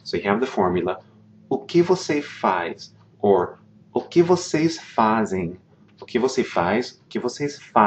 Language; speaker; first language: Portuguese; non-native, fluent; English